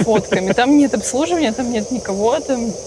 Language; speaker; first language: Russian; native; Russian